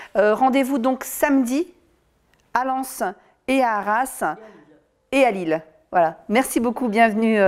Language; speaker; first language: French; native; French